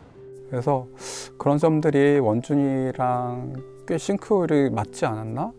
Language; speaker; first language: Korean; native; Korean